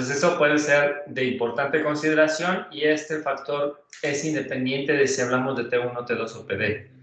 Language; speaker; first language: Spanish; native; Spanish